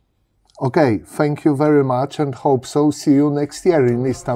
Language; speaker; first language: English; non-native, learner; Polish